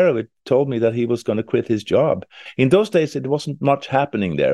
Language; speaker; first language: English; non-native, fluent; Swedish